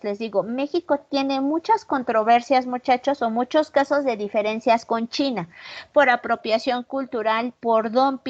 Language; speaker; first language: Spanish; native; Spanish